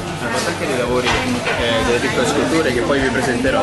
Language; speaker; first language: Italian; native; Italian